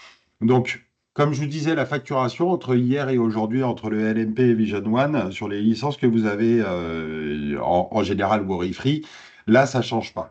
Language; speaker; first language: French; native; French